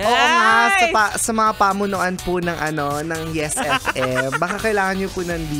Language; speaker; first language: Filipino; native; Filipino